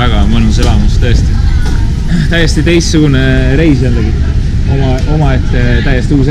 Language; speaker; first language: Estonian; native; Estonian